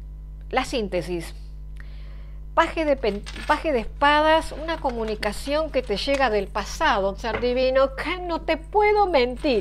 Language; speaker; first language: Spanish; native; Spanish